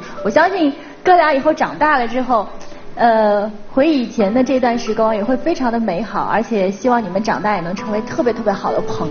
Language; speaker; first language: Chinese; native; Chinese